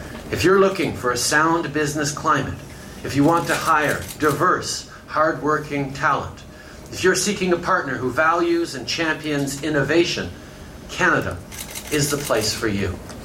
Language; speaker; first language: English; native; English